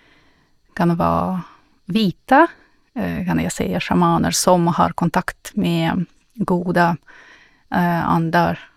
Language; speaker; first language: Swedish; non-native, fluent; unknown